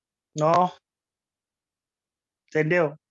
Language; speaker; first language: Portuguese; non-native, learner; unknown